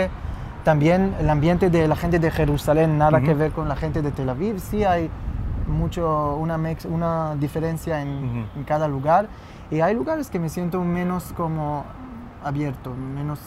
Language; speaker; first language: Spanish; non-native, fluent; Hebrew